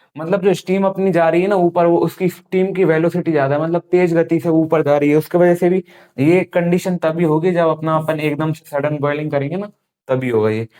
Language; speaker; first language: Hindi; native; Hindi